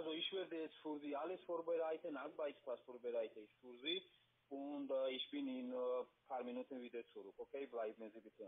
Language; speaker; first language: German; non-native, learner; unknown